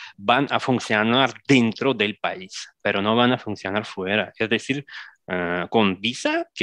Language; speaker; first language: Spanish; non-native, fluent; Russian